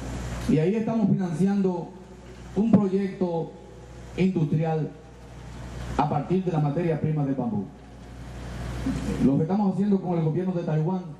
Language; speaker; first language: Spanish; native; Spanish